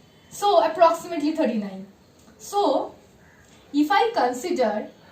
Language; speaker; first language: English; non-native, local second language; Bangla